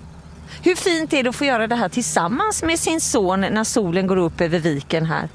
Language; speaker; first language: Swedish; native; Swedish